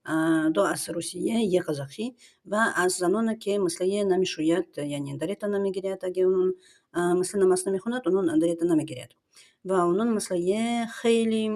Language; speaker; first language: Persian; non-native, learner; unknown